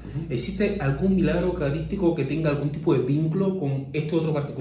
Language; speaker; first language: Spanish; native; Spanish